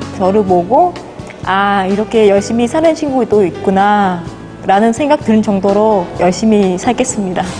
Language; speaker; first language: Korean; non-native, fluent; Vietnamese